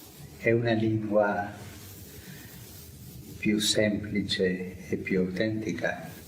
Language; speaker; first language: Italian; non-native, fluent; Spanish